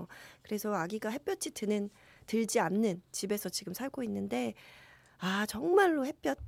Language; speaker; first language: Korean; native; Korean